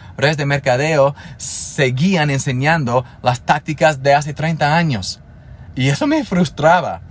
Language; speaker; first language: Spanish; non-native, fluent; English